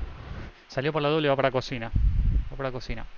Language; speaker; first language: Spanish; native; Spanish